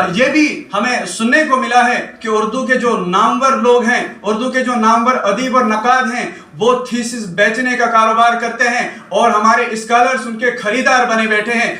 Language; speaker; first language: Urdu; non-native, local second language; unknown